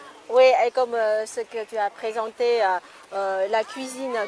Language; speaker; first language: French; non-native, fluent; Chinese